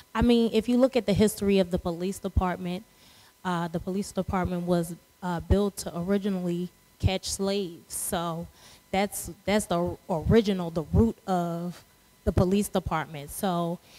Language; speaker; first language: English; native; English